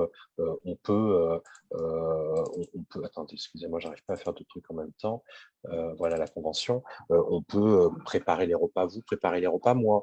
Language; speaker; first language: French; native; French